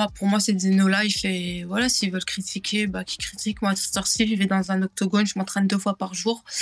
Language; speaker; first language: French; native; French